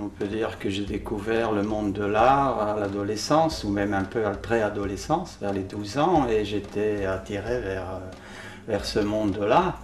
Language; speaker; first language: French; native; French